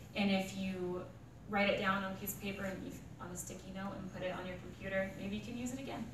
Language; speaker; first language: English; native; English